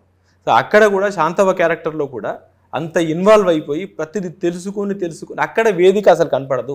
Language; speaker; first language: Telugu; native; Telugu